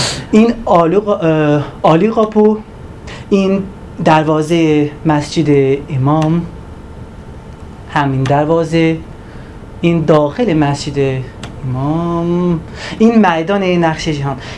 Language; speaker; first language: Persian; non-native, fluent; Turkish